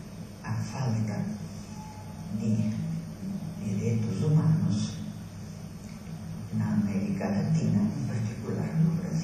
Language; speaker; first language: Portuguese; non-native, fluent; Italian